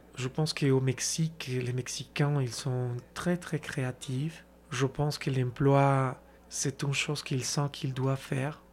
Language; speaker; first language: French; non-native, fluent; Spanish